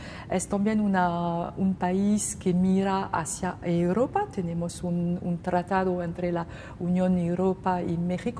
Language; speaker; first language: Spanish; non-native, fluent; French